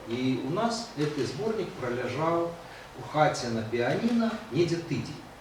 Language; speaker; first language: Belarusian; native; Belarusian